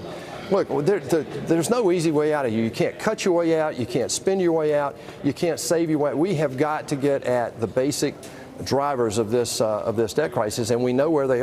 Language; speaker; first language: English; native; English